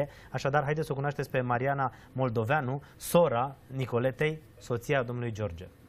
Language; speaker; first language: Romanian; native; Romanian